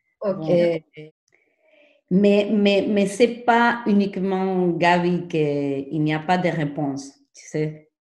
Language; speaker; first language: French; non-native, learner; Spanish